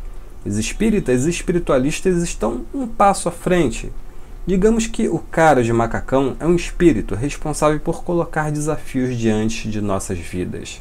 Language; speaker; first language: Portuguese; native; Portuguese